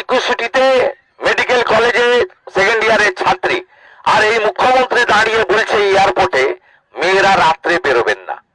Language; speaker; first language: Bangla; native; Bangla